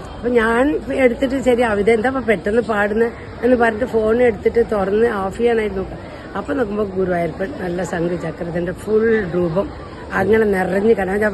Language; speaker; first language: Malayalam; early bilingual, heritage; Malayalam